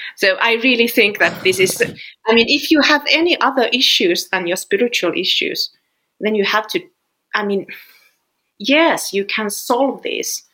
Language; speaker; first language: English; non-native, fluent; Finnish